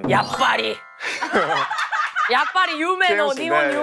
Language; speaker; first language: Japanese; non-native, learner; Korean